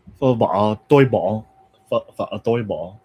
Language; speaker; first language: Vietnamese; non-native, learner; English